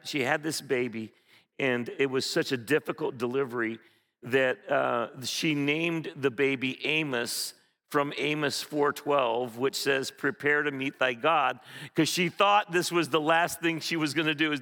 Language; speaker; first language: English; native; English